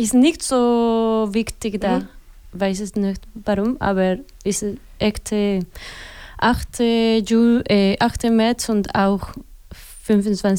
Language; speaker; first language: German; non-native, learner; Spanish